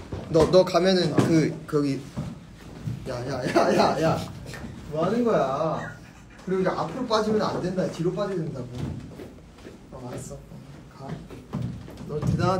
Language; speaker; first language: Korean; native; Korean